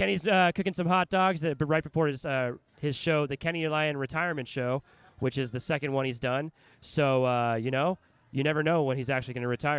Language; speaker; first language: English; native; English